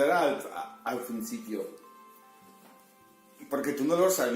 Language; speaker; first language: Spanish; non-native, fluent; Polish